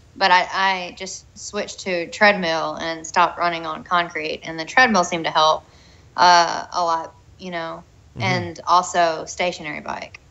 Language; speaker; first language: English; native; English